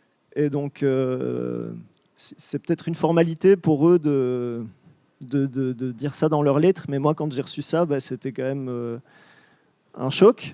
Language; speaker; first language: French; native; French